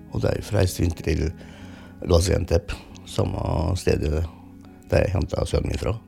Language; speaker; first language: Norwegian; early bilingual, other home language; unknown